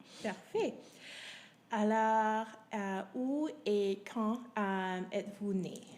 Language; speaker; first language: French; non-native, local second language; English